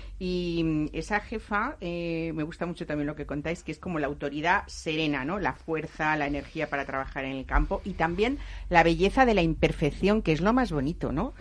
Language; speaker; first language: Spanish; native; Spanish